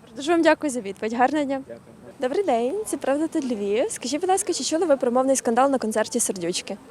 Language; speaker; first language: Ukrainian; native; Ukrainian